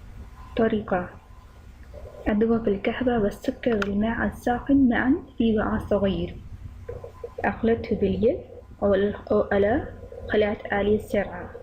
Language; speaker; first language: Arabic; non-native, learner; Urdu